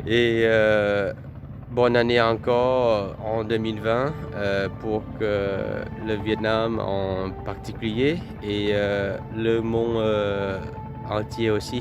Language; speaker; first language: French; non-native, fluent; Vietnamese